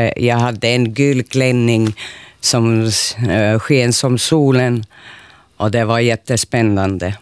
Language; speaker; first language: Swedish; non-native, local second language; Finnish